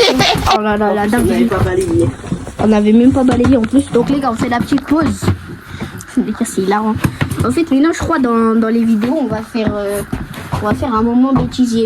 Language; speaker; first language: French; native; French